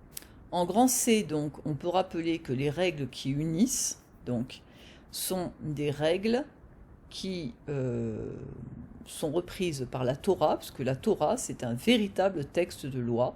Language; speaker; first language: French; native; French